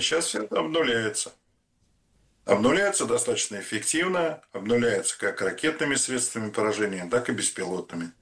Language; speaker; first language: Russian; native; Russian